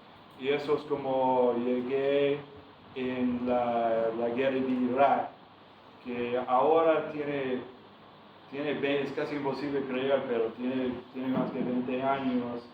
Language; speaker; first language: Spanish; non-native, fluent; English